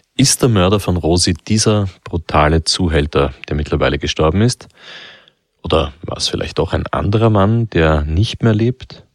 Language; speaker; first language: German; native; German